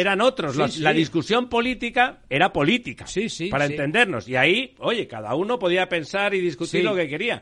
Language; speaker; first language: Spanish; native; Spanish